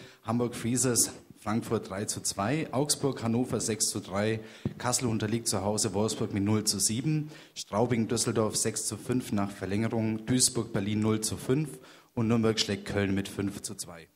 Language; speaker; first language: German; native; German